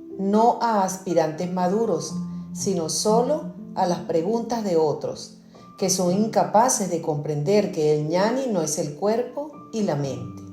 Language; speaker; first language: Spanish; native; Spanish